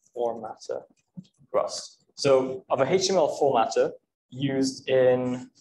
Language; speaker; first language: English; native; English